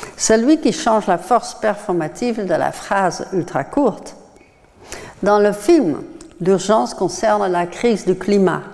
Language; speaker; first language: French; non-native, fluent; Dutch